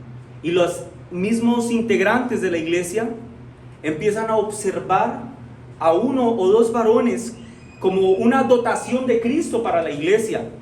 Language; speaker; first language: Spanish; native; Spanish